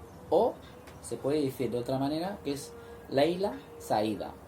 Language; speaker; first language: Spanish; non-native, fluent; Arabic